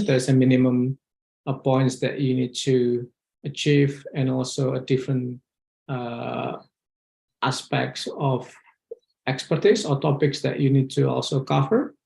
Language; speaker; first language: English; non-native, fluent; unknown